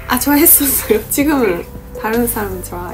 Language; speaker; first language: Korean; non-native, learner; Japanese